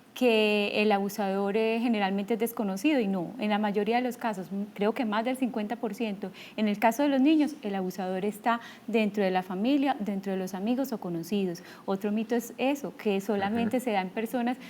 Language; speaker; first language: Spanish; native; Spanish